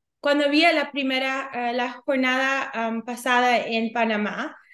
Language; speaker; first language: Spanish; early bilingual, heritage; Spanish